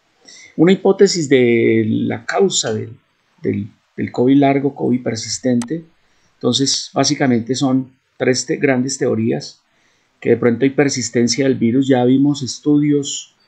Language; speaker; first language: Spanish; native; Spanish